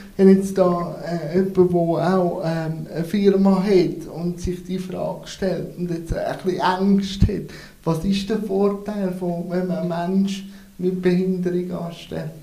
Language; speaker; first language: German; native; German